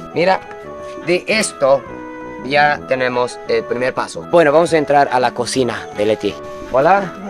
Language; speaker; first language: Spanish; non-native, fluent; Japanese